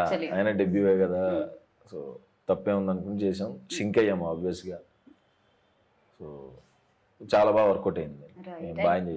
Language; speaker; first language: Telugu; native; Telugu